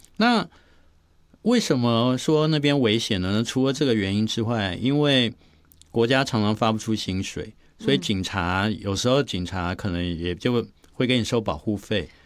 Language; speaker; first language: Chinese; native; Chinese